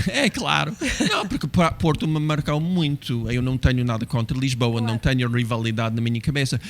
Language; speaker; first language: Portuguese; non-native, fluent; English